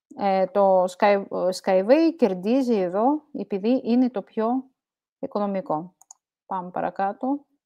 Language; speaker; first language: Greek; non-native, fluent; Russian